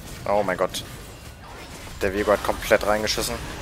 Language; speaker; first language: German; native; German